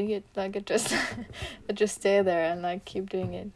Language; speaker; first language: English; non-native, learner; French